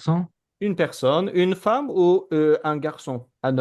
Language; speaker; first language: French; non-native, fluent; Azerbaijani